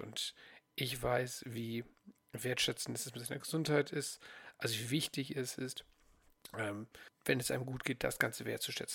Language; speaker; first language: German; native; German